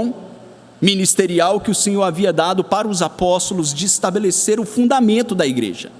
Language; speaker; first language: Portuguese; native; Portuguese